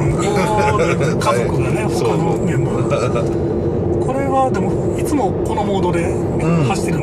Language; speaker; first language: Japanese; native; Japanese